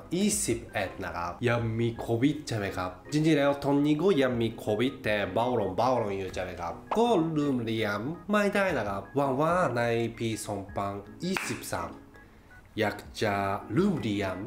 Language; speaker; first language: Thai; non-native, fluent; Japanese